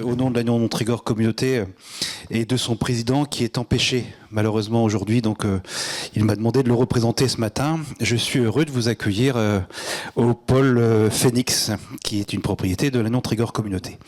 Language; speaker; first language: French; native; French